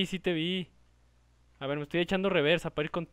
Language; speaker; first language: Spanish; native; Spanish